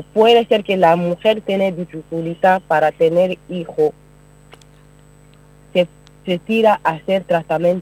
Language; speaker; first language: Spanish; non-native, learner; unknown